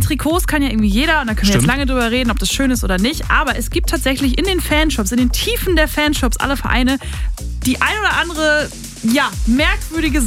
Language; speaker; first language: German; native; German